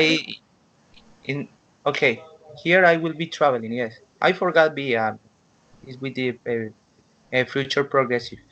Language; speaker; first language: English; non-native, learner; Spanish